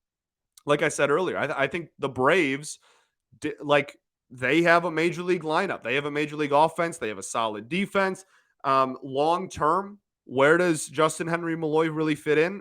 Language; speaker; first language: English; native; English